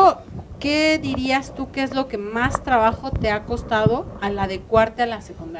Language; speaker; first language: Spanish; native; Spanish